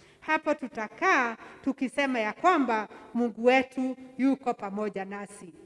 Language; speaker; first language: Swahili; non-native, local second language; Kikuyu